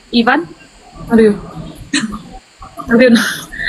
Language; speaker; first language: Filipino; non-native, learner; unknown